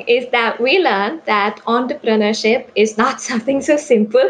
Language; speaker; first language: English; non-native, local second language; Sinhala